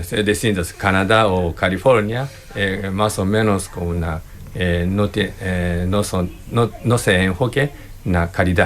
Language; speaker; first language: Spanish; non-native, learner; Japanese